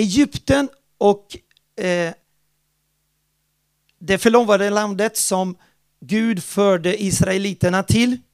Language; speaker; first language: Swedish; non-native, fluent; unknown